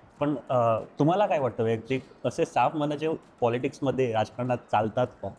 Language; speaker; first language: Marathi; non-native, local second language; Konkani